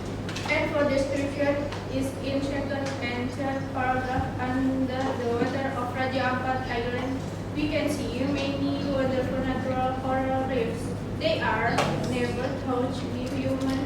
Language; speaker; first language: English; non-native, learner; Indonesian